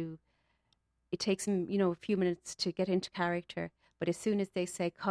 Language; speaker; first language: English; native; English